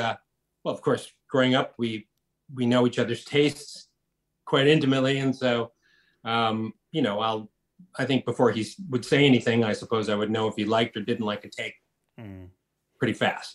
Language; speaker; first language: English; native; English